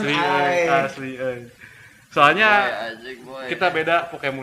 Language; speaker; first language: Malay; non-native, local second language; Sundanese